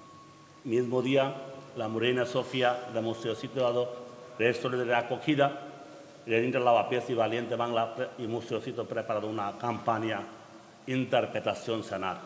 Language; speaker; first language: Spanish; non-native, learner; Bangla